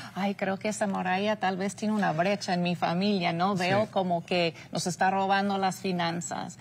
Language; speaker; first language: Spanish; non-native, fluent; English